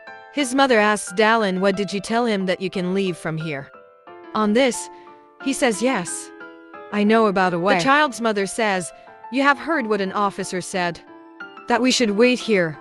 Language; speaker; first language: English; non-native, local second language; Hindi